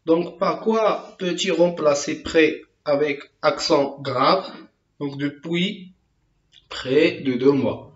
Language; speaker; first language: French; non-native, local second language; Arabic